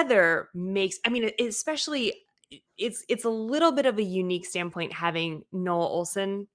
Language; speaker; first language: English; native; English